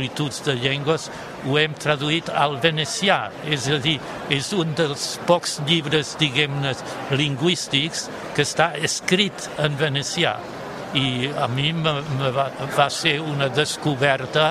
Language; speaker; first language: Catalan; non-native, fluent; German